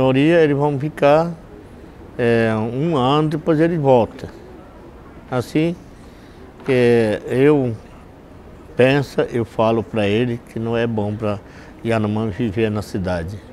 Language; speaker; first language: Portuguese; non-native, local second language; Yanomámi